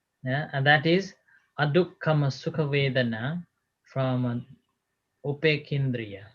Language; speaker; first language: English; non-native, fluent; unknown